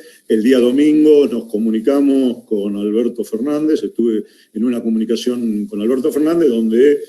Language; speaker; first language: Spanish; native; Spanish